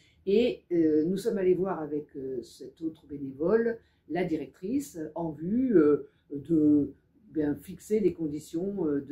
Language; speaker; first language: French; native; French